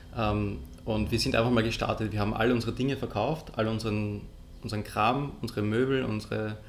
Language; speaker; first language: German; native; German